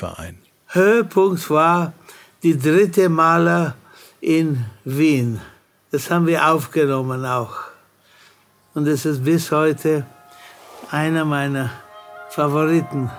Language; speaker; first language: German; non-native, fluent; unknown